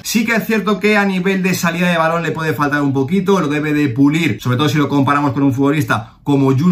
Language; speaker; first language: Spanish; native; Spanish